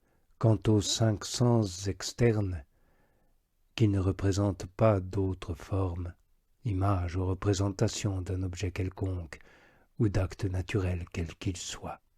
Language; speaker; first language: French; native; French